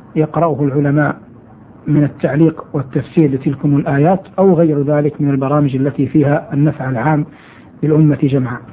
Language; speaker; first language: Arabic; native; Arabic